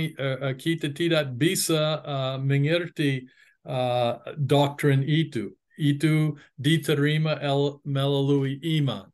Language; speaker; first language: Indonesian; non-native, fluent; English